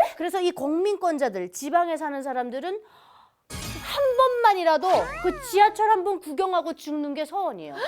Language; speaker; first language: Korean; native; Korean